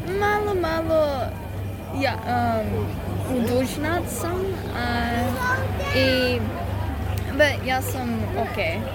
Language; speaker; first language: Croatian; early bilingual, heritage; Croatian